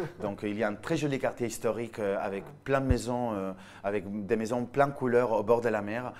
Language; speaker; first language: French; non-native, fluent; Spanish